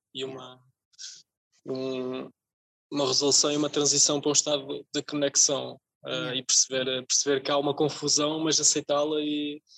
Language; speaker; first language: Portuguese; native; Portuguese